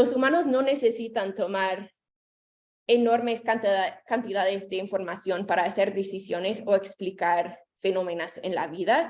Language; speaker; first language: Spanish; non-native, fluent; English